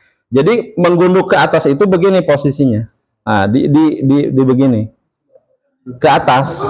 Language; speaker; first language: Indonesian; non-native, local second language; Sundanese